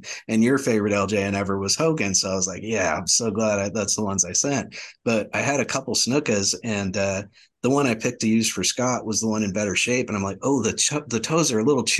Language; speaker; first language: English; native; English